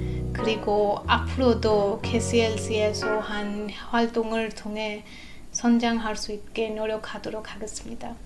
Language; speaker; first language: Korean; non-native, fluent; Bangla